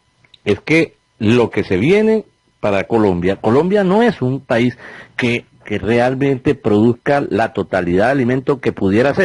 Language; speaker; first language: Spanish; native; Spanish